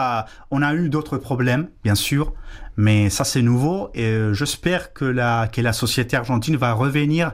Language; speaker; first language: French; non-native, fluent; Spanish